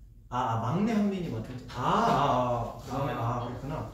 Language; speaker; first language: Korean; native; Korean